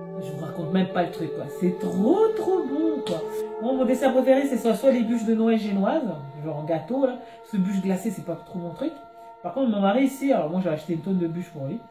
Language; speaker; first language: French; native; French